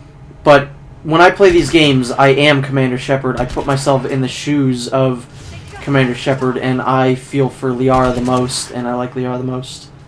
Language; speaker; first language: English; native; English